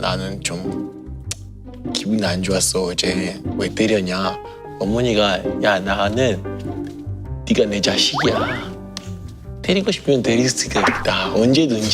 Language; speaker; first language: Korean; non-native, learner; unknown